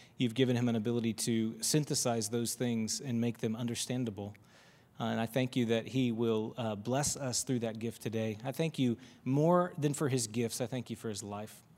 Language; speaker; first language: English; native; English